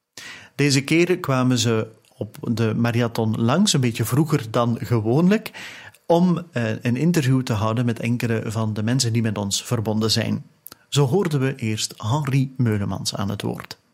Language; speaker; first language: Dutch; native; Dutch